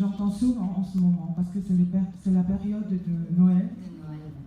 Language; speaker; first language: French; non-native, fluent; Korean